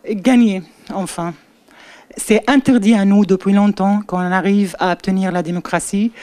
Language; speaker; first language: French; non-native, learner; Arabic